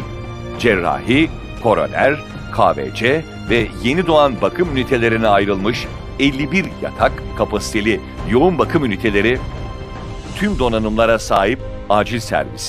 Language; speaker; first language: Turkish; native; Turkish